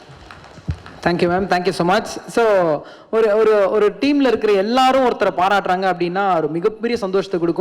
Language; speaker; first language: Tamil; native; Tamil